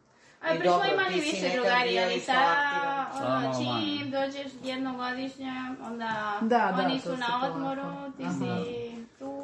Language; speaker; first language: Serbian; early bilingual, heritage; Spanish